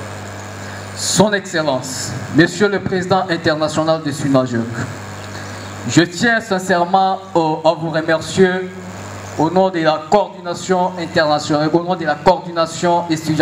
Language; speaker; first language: French; non-native, local second language; Luba-Lulua